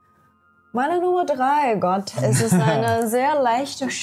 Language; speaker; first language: German; non-native, learner; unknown